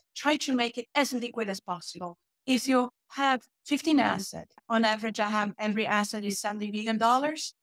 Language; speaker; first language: English; non-native, fluent; Portuguese